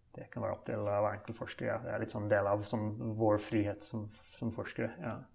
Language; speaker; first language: Norwegian; non-native, fluent; English